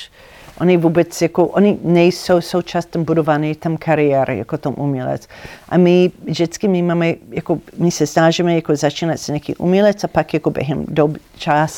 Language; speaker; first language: Czech; non-native, learner; English